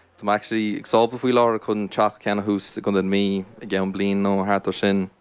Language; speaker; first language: Irish; native; Irish